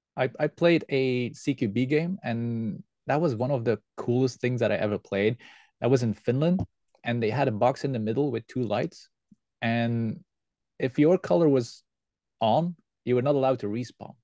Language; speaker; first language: English; non-native, fluent; Dutch